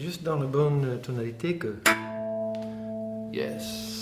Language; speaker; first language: French; non-native, fluent; English